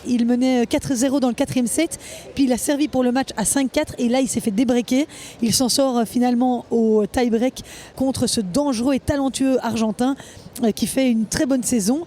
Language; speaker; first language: French; native; French